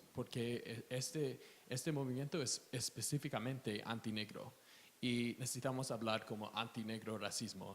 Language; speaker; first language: Spanish; non-native, learner; English